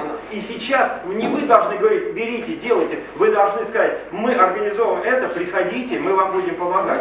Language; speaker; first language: Russian; native; Russian